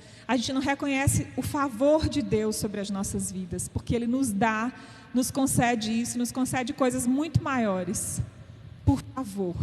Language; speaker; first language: Portuguese; native; Portuguese